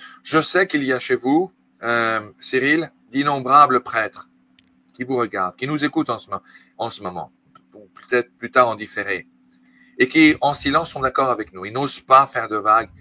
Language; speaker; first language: French; native; French